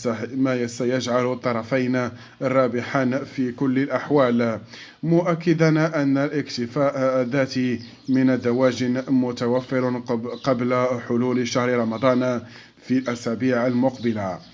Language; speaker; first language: Arabic; native; Arabic